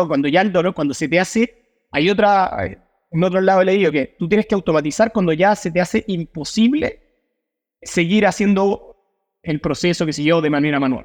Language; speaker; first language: Spanish; native; Spanish